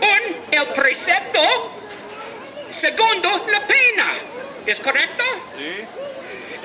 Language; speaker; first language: Spanish; non-native, learner; English